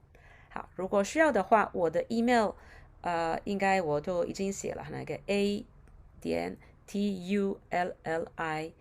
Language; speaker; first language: Chinese; non-native, fluent; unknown